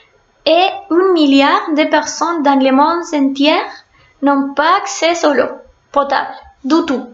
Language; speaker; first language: French; non-native, fluent; Spanish